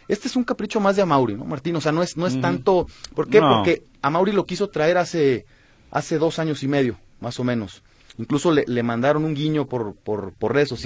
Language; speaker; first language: Spanish; native; Spanish